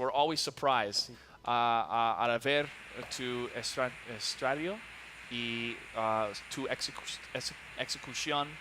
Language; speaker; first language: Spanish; non-native, learner; English